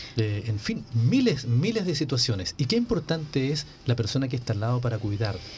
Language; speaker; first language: Spanish; native; Spanish